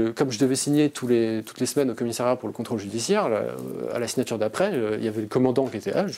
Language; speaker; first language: French; native; French